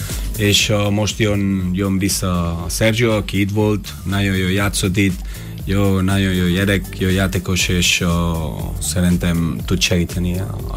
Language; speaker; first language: Hungarian; non-native, learner; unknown